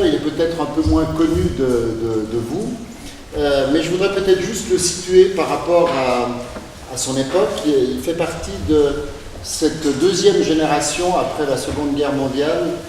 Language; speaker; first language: French; native; French